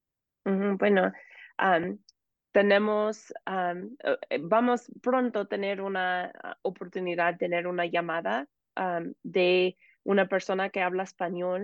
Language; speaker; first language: Spanish; non-native, fluent; English